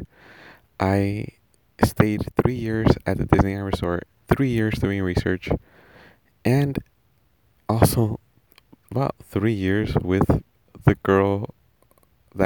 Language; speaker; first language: English; early bilingual, other home language; Spanish